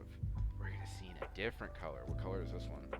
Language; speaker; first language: English; native; English